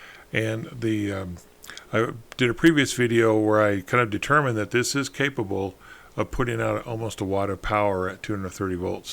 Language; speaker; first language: English; native; English